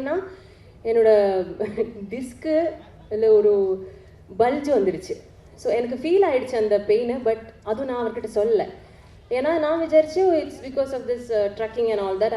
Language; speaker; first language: Tamil; non-native, learner; Malayalam